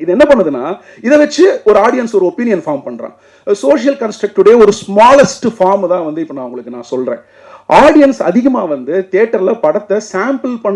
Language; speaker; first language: Tamil; native; Tamil